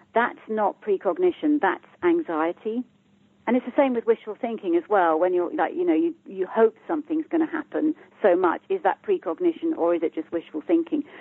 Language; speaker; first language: English; native; English